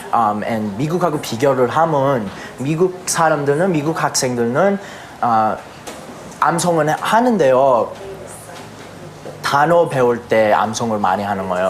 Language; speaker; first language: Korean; early bilingual, heritage; English